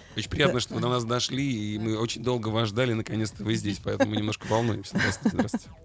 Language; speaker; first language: Russian; native; Russian